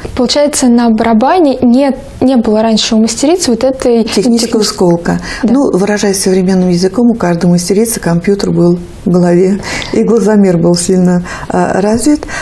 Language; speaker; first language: Russian; native; Russian